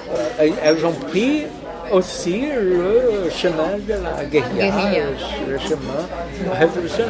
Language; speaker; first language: French; non-native, fluent; Portuguese